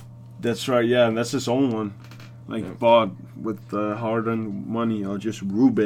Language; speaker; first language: English; non-native, fluent; Danish